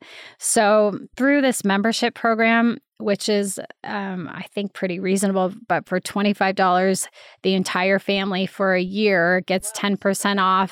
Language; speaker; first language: English; native; English